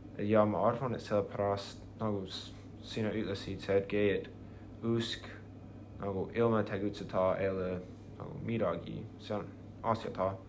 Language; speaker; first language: Estonian; non-native, learner; English